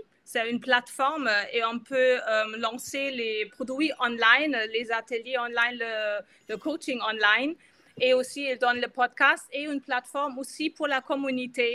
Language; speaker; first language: French; non-native, fluent; German